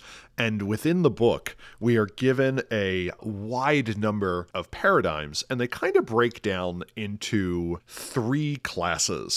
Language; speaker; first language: English; native; English